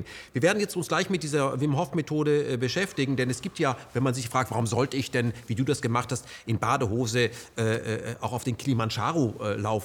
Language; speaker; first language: German; native; German